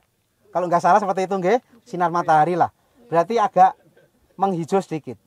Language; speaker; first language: Indonesian; non-native, local second language; Javanese